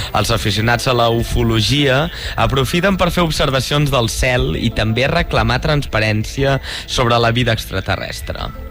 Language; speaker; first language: Catalan; native; Catalan